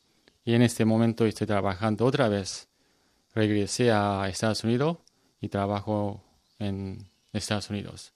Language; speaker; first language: Spanish; non-native, learner; Korean